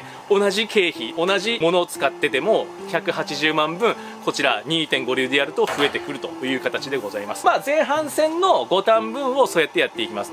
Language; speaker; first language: Japanese; native; Japanese